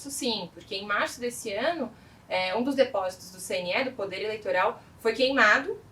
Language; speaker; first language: Portuguese; native; Portuguese